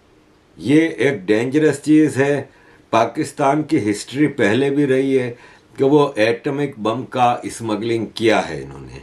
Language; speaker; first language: Urdu; native; Urdu